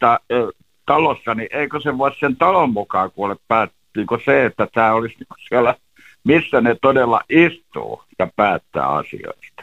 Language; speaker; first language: Finnish; native; Finnish